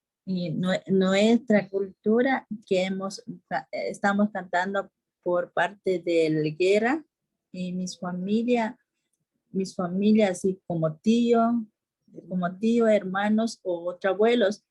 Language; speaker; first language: Spanish; non-native, local second language; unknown